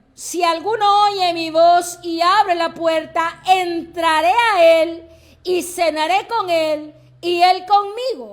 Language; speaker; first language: Spanish; native; Spanish